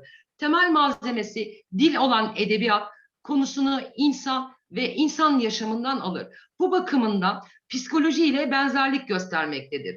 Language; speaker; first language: Turkish; native; Turkish